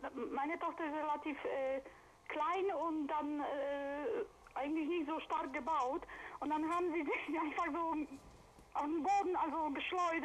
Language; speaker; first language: German; non-native, fluent; Polish